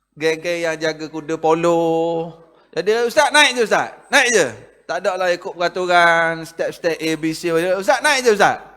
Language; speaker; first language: Malay; native; Malay